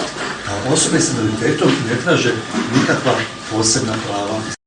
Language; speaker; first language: Croatian; native; Croatian